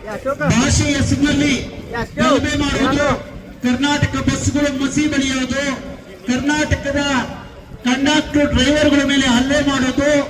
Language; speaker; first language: Kannada; native; Kannada